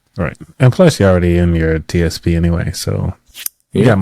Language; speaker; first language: English; native; English